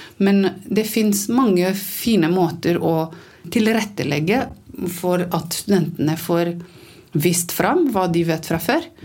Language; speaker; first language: Norwegian; non-native, fluent; Romanian